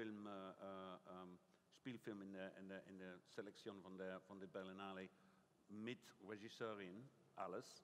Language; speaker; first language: German; non-native, learner; English